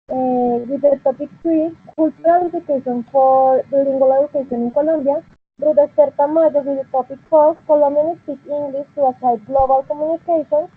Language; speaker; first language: English; non-native, learner; Spanish